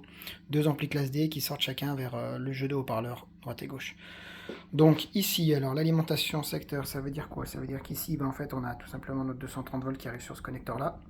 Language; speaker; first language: French; native; French